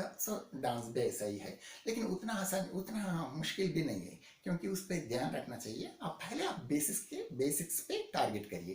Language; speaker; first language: Hindi; non-native, local second language; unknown